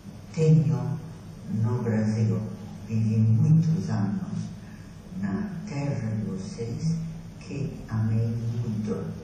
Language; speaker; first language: Portuguese; non-native, fluent; Italian